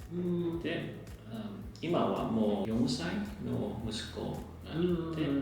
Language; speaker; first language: Japanese; non-native, learner; Vietnamese